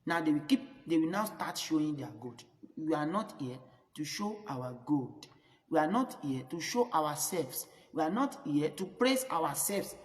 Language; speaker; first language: English; non-native, local second language; Yoruba